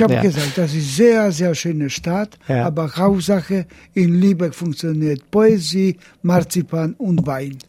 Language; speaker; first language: German; non-native, learner; Polish